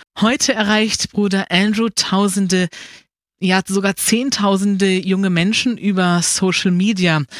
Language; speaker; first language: German; native; German